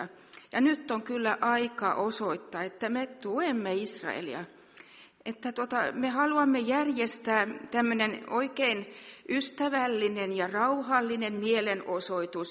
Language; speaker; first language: Finnish; non-native, local second language; Swedish